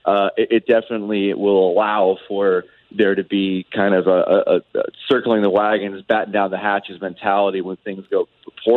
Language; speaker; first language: English; native; English